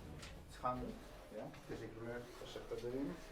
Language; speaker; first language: Turkish; non-native, learner; Polish